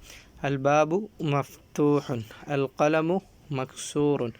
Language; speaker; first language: Arabic; non-native, fluent; Urdu